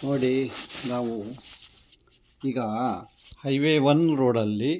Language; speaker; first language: Kannada; native; Kannada